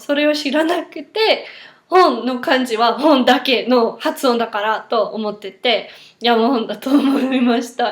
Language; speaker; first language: Japanese; non-native, fluent; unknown